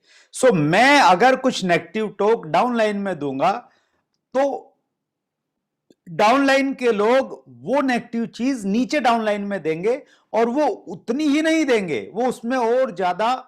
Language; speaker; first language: Hindi; native; Hindi